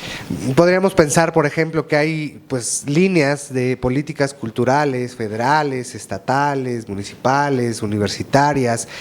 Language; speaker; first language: Spanish; native; Spanish